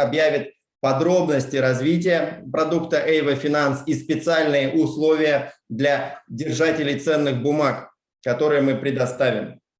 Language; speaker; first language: Russian; native; Russian